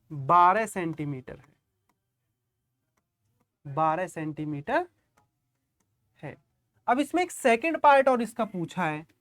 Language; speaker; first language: Hindi; native; Hindi